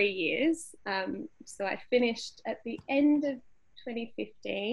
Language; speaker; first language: English; native; English